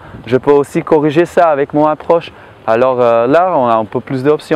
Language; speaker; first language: French; non-native, learner; Slovenian